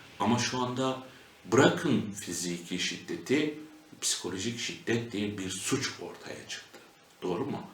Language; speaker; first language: Turkish; native; Turkish